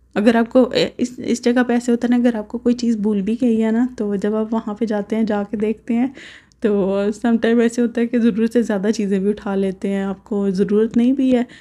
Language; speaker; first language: Urdu; native; Urdu